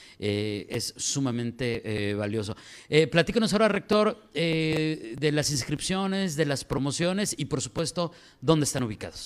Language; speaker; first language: Spanish; native; Spanish